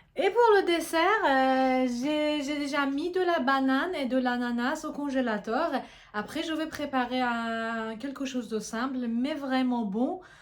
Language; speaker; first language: French; non-native, fluent; Persian